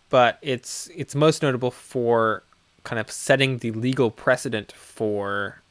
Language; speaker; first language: English; native; English